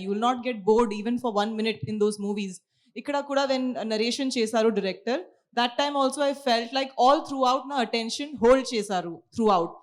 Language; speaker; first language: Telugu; non-native, local second language; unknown